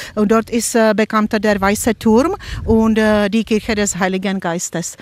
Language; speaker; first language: German; non-native, fluent; Czech